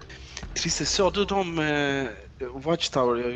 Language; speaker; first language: Swedish; early bilingual, other home language; Turkish